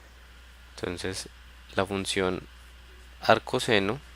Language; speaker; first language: Spanish; native; Spanish